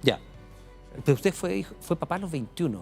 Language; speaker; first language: Spanish; native; Spanish